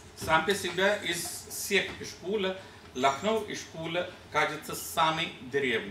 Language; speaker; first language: Russian; non-native, learner; Hindi